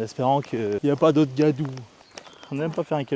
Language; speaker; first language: French; native; French